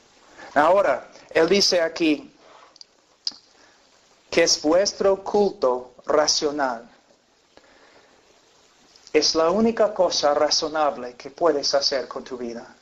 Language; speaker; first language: Spanish; non-native, fluent; English